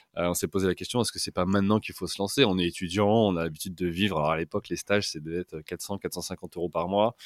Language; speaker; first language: French; native; French